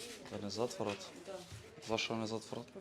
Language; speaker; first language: Macedonian; native; Macedonian